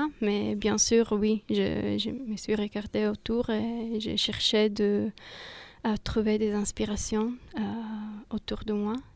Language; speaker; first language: French; non-native, fluent; Italian